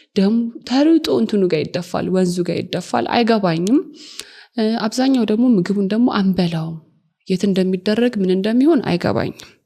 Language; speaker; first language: Amharic; native; Amharic